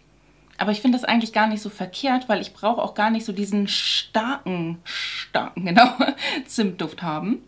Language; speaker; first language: German; native; German